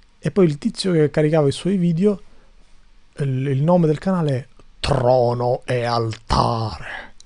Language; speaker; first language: Italian; non-native, fluent; Albanian